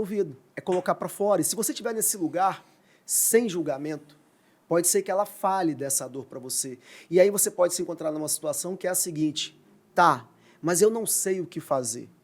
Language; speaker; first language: Portuguese; native; Portuguese